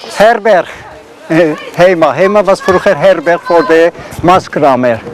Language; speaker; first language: Dutch; non-native, learner; Persian